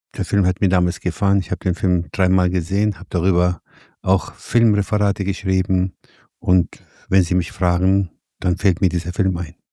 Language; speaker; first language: German; non-native, fluent; Arabic